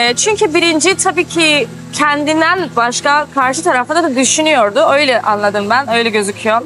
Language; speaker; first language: Turkish; early bilingual, heritage; Turkish